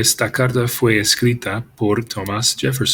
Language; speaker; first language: Spanish; non-native, fluent; English